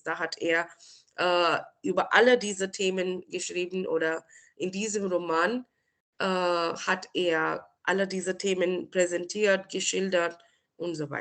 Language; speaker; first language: German; non-native, fluent; Marathi